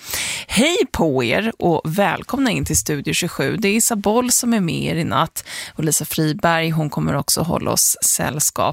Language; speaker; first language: Swedish; native; Swedish